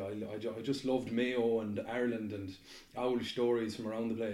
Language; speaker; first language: English; native; English